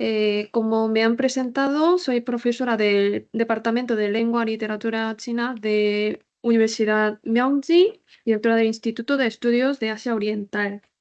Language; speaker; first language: Spanish; non-native, learner; Korean